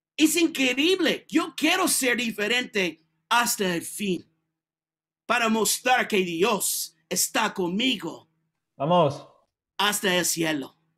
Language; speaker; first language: Spanish; non-native, learner; English